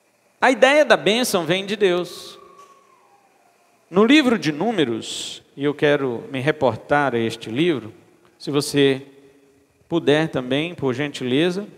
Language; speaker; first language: Portuguese; native; Portuguese